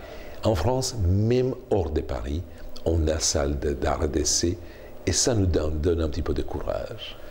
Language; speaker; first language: French; non-native, fluent; Polish